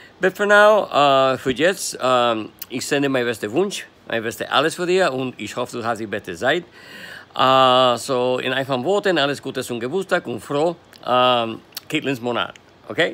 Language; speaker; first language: German; non-native, learner; English